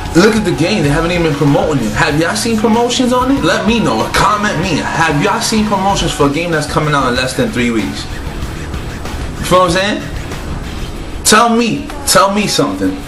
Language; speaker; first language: English; native; English